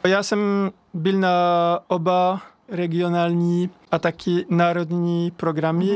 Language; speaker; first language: Czech; non-native, learner; French